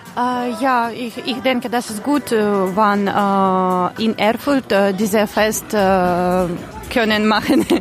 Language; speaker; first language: German; non-native, learner; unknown